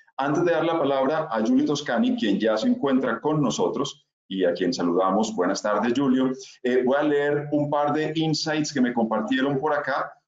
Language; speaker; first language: Spanish; native; Spanish